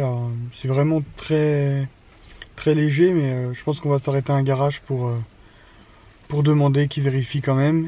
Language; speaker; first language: French; native; French